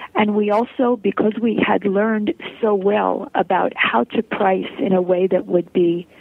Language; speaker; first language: English; early bilingual, heritage; Polish